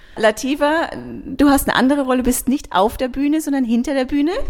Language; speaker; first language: German; native; German